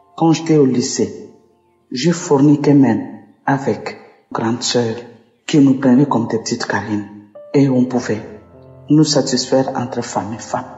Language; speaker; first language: French; non-native, local second language; Lingala